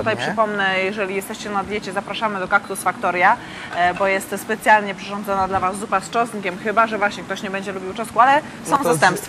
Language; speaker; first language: Polish; native; Polish